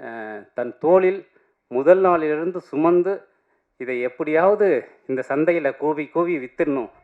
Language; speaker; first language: Tamil; native; Tamil